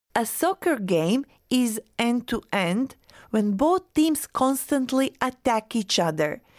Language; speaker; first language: English; non-native, fluent; Croatian